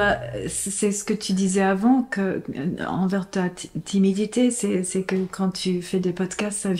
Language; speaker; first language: French; non-native, fluent; English